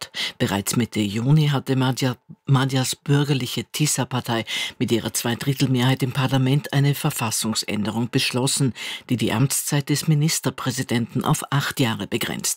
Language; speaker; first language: German; native; German